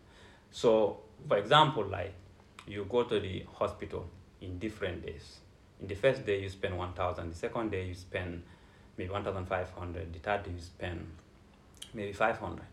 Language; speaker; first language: English; non-native, local second language; Fula